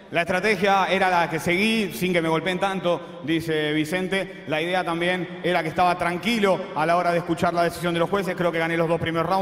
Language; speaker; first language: Spanish; native; Spanish